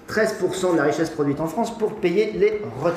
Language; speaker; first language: French; native; French